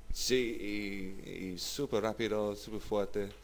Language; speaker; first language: Spanish; non-native, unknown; English